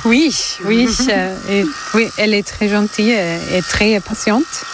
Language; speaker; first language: French; non-native, learner; German